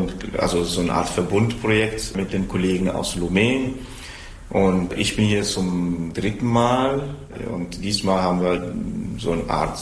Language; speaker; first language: German; non-native, fluent; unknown